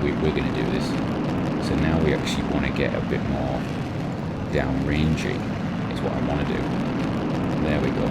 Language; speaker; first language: English; native; English